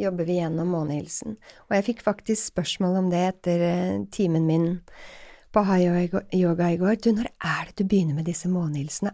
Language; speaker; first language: Norwegian; native; Norwegian